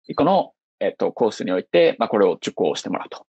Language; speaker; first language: Japanese; native; Japanese